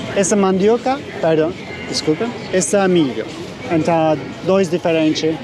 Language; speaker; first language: Portuguese; non-native, learner; Turkish